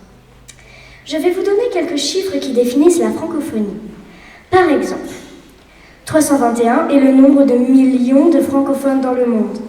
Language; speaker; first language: French; native; French